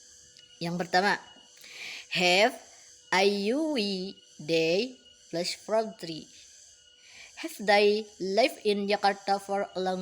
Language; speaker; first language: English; non-native, learner; Indonesian